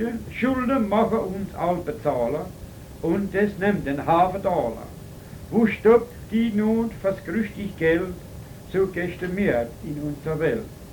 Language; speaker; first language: German; early bilingual, other home language; Pennsylvania German